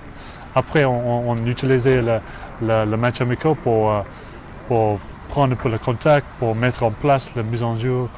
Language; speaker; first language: French; non-native, learner; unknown